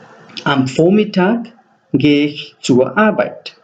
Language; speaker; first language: German; non-native, fluent; Nepali